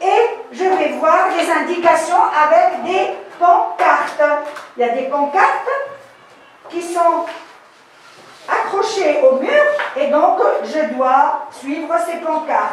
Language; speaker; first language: French; non-native, local second language; Arabic